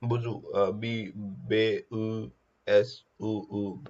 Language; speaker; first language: French; non-native, learner; Telugu